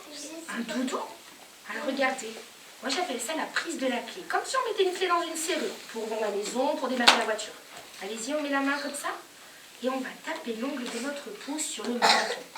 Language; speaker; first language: French; native; French